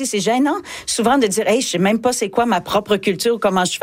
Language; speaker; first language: French; native; French